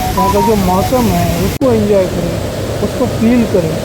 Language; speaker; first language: Hindi; non-native, local second language; Marathi